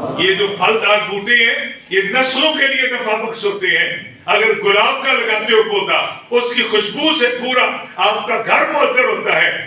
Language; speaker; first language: Urdu; non-native, local second language; Punjabi